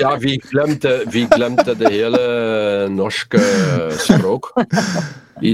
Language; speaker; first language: Norwegian; non-native, fluent; Polish